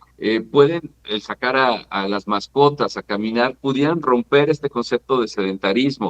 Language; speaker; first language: Spanish; native; Spanish